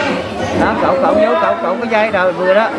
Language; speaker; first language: Vietnamese; native; Vietnamese